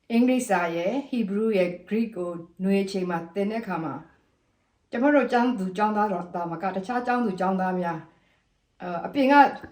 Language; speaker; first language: Burmese; non-native, local second language; S'gaw Karen